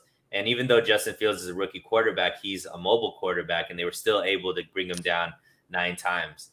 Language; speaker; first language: English; native; English